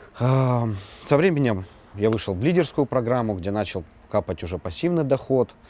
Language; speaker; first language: Russian; native; Russian